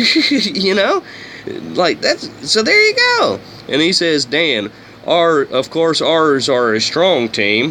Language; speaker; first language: English; native; English